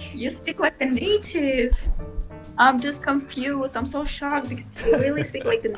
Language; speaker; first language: English; non-native, fluent; Russian